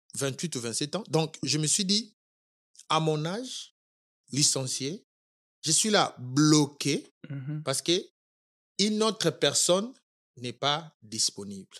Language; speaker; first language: French; non-native, local second language; Lingala